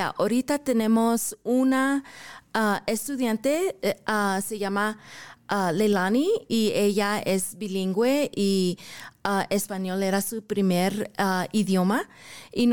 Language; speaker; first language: Spanish; early bilingual, heritage; English